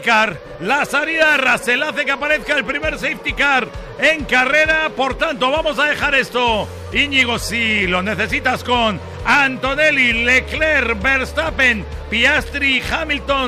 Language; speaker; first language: Spanish; native; Spanish